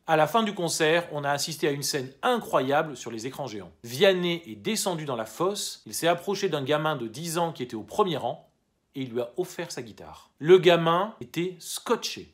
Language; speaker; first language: French; native; French